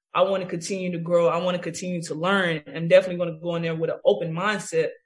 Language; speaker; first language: English; native; English